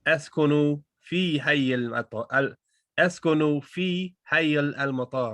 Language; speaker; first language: Arabic; non-native, learner; English